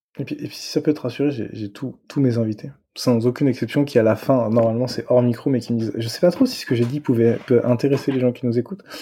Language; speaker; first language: French; native; French